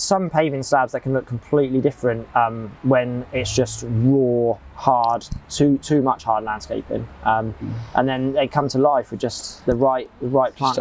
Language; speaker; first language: English; native; English